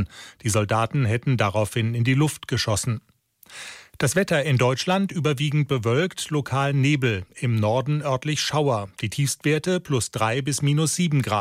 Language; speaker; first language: German; native; German